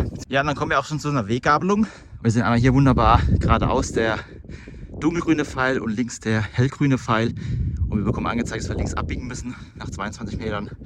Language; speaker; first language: German; native; German